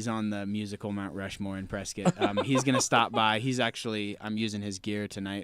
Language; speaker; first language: English; native; English